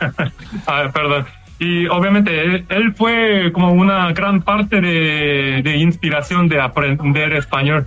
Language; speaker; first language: Spanish; non-native, learner; Korean